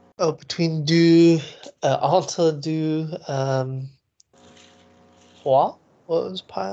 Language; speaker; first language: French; non-native, learner; English